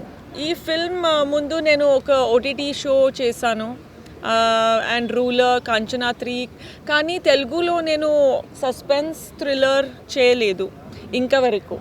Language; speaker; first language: Telugu; non-native, fluent; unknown